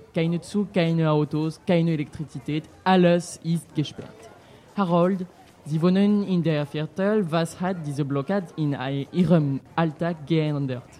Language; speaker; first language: German; non-native, learner; French